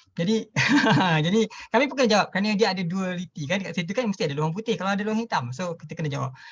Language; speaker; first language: Malay; native; Malay